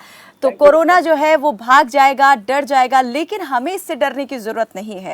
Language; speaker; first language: Hindi; native; Hindi